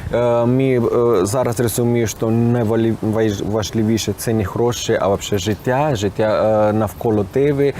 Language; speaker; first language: Ukrainian; non-native, fluent; Spanish